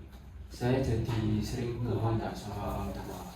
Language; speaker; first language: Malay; non-native, fluent; Indonesian